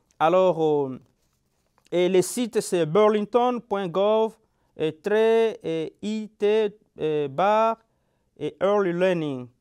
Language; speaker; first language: French; non-native, local second language; Lingala